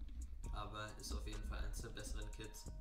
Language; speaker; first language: German; native; German